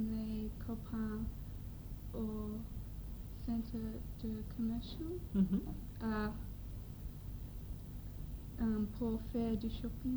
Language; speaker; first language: French; non-native, learner; English